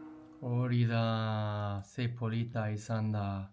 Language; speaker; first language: Basque; non-native, learner; English